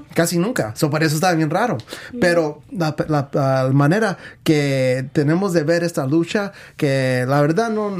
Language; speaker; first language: Spanish; native; Spanish